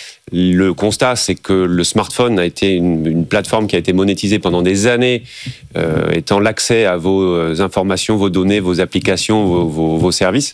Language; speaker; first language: French; native; French